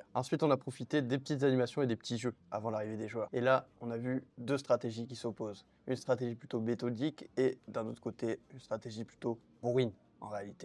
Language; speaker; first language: French; native; French